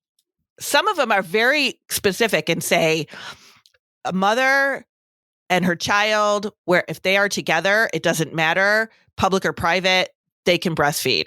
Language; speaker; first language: English; native; English